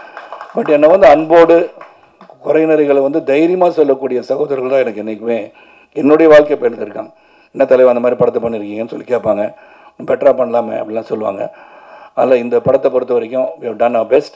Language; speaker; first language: Tamil; native; Tamil